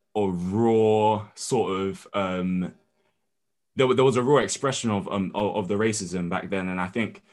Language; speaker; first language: English; native; English